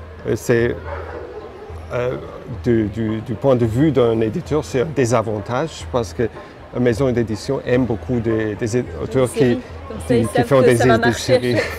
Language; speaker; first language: French; non-native, fluent; German